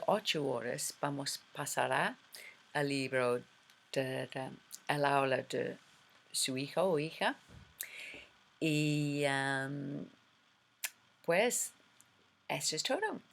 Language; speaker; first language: Spanish; non-native, learner; English